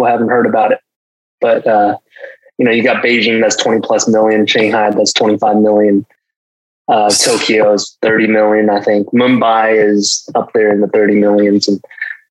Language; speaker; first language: English; early bilingual, other home language; Chinese